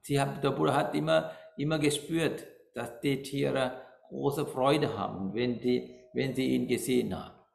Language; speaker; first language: German; non-native, learner; Sinhala